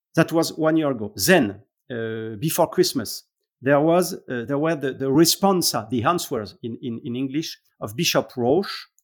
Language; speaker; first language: English; non-native, learner; French